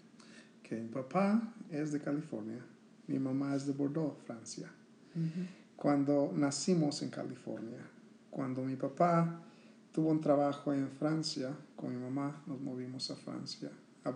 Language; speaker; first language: Spanish; early bilingual, heritage; Spanish